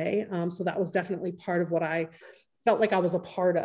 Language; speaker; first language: English; native; English